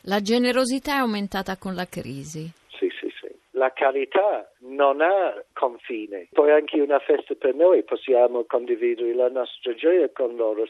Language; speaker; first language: Italian; non-native, fluent; English